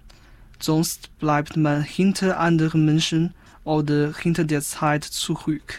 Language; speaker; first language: German; non-native, fluent; Chinese